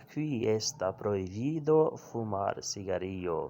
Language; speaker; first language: Spanish; non-native, learner; Urdu